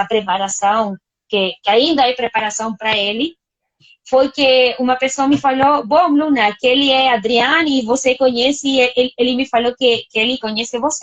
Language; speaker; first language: Portuguese; non-native, fluent; Spanish